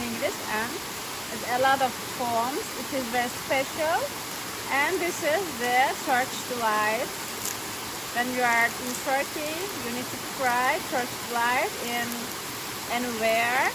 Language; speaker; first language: English; non-native, learner; Turkish